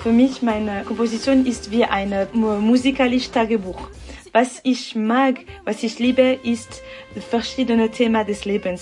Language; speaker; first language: German; non-native, learner; French